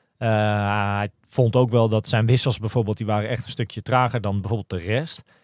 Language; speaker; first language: Dutch; native; Dutch